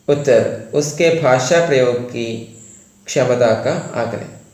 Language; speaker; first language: Hindi; non-native, local second language; Malayalam